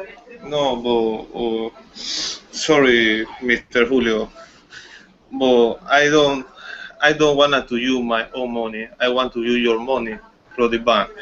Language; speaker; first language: English; non-native, learner; Spanish